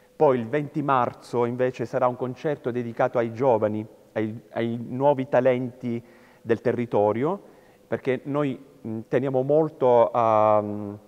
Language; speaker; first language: Italian; native; Italian